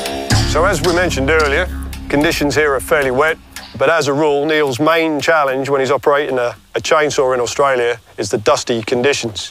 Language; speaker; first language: English; native; English